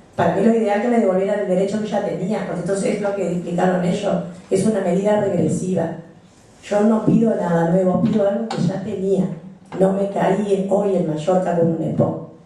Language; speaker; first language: Spanish; native; Spanish